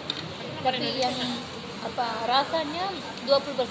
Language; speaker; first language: Indonesian; non-native, learner; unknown